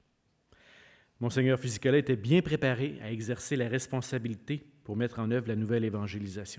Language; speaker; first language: French; native; French